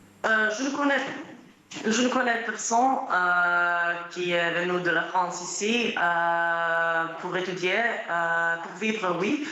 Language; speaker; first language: French; non-native, fluent; Croatian